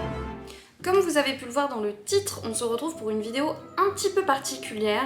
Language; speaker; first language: French; native; French